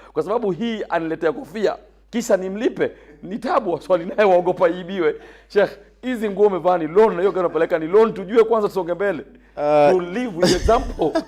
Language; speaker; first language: Swahili; native; Swahili